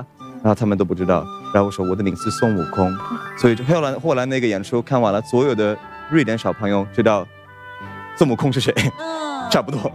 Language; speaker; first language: Chinese; non-native, fluent; Swedish